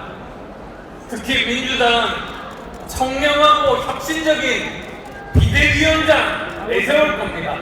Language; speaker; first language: Korean; native; Korean